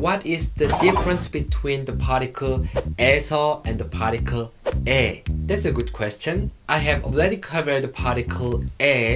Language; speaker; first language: English; non-native, fluent; Korean